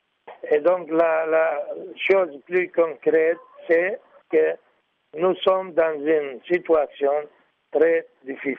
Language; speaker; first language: French; non-native, learner; Arabic